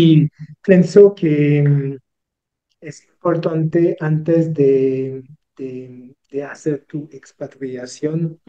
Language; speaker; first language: Spanish; non-native, learner; French